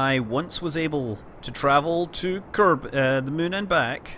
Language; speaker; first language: English; native; English